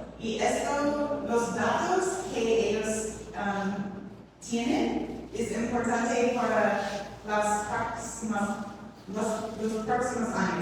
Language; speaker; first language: Spanish; non-native, learner; English